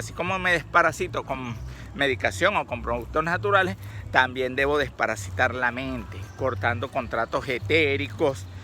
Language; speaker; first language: Spanish; native; Spanish